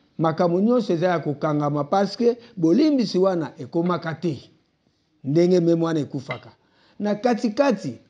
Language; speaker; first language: Lingala; non-native, local second language; Kongo